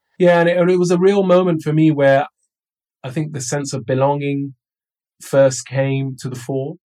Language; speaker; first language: English; early bilingual, other home language; Somali